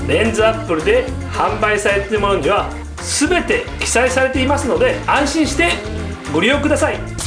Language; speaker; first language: Japanese; native; Japanese